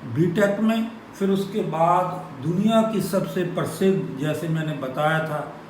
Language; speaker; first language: Hindi; non-native, local second language; Punjabi